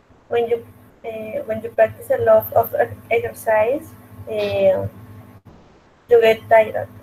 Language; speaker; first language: English; non-native, learner; Spanish